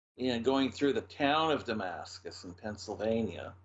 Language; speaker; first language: English; native; English